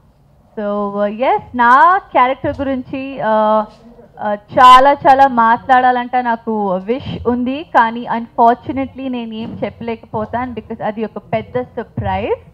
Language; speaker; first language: Telugu; non-native, fluent; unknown